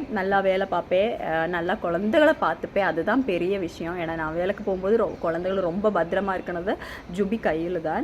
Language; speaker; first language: Tamil; non-native, learner; Malayalam